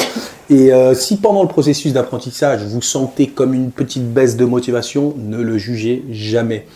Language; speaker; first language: French; native; French